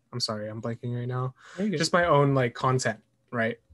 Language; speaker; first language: English; native; English